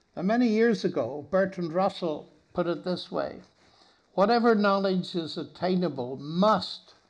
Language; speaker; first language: English; native; English